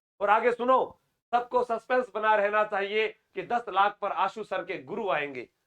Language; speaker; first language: Hindi; native; Hindi